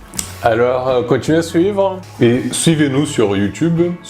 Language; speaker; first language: French; non-native, fluent; Portuguese